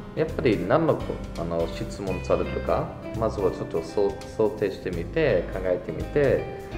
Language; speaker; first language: Japanese; non-native, fluent; English